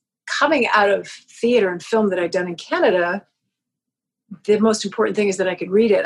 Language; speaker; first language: English; native; English